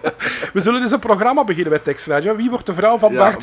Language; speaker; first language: Dutch; native; Dutch